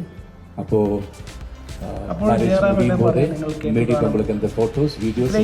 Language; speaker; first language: Tamil; non-native, fluent; Malayalam